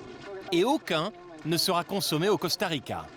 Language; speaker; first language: French; native; French